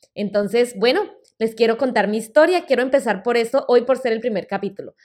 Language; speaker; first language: Spanish; native; Spanish